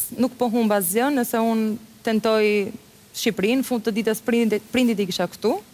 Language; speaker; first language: Albanian; early bilingual, heritage; Albanian